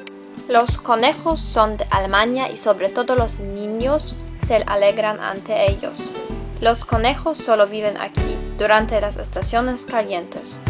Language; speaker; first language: Spanish; non-native, learner; German